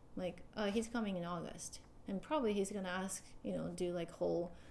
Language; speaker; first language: English; non-native, fluent; Japanese